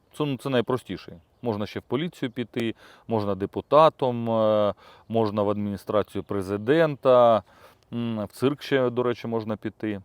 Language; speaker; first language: Ukrainian; non-native, local second language; Russian